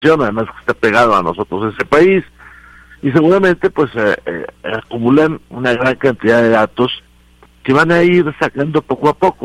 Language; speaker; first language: Spanish; native; Spanish